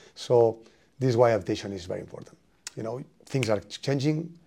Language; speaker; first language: English; non-native, fluent; Spanish